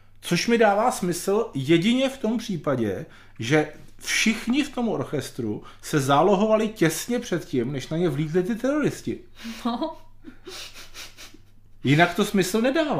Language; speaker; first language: Czech; native; Czech